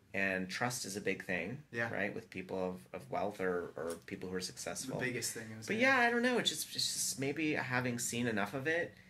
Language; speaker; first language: English; native; English